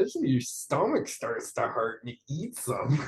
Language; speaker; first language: English; native; English